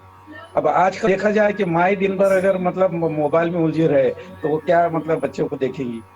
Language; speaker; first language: Hindi; native; Hindi